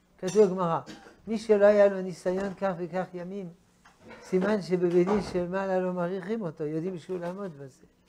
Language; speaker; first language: Hebrew; non-native, fluent; French